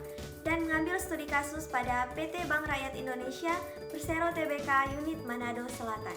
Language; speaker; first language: Indonesian; native; Indonesian